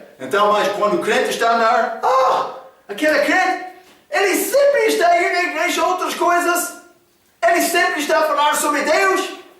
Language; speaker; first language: Portuguese; non-native, fluent; English